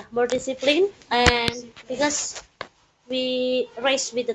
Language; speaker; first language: English; non-native, learner; Indonesian